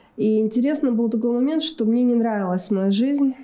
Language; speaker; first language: Russian; native; Russian